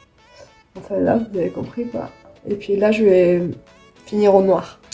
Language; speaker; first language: French; native; French